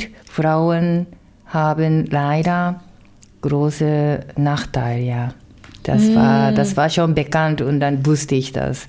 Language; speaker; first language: German; non-native, learner; Japanese